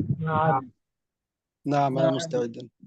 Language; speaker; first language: Arabic; non-native, learner; Bangla